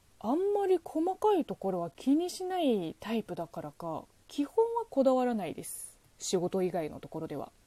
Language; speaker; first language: Japanese; non-native, fluent; Chinese